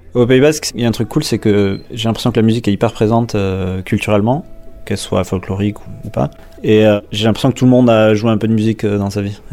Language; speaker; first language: French; native; French